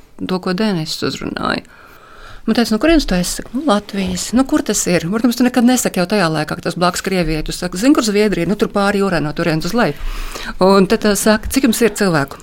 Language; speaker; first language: Latvian; native; Latvian